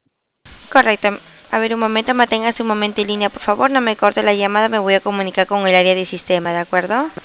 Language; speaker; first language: Spanish; native; Spanish